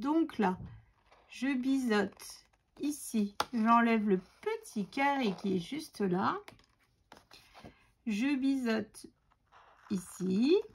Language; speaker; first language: French; native; French